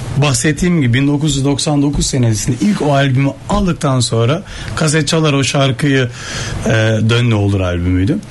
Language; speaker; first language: Turkish; early bilingual, heritage; Turkish